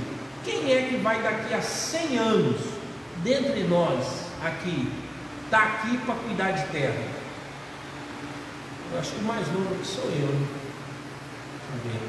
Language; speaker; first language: Portuguese; native; Portuguese